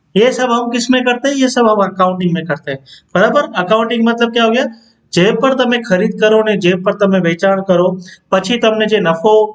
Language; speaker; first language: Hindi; non-native, local second language; Gujarati